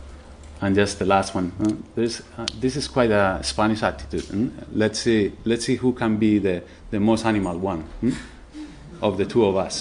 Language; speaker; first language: English; non-native, fluent; Spanish